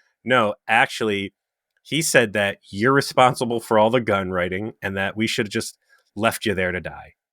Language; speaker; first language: English; native; English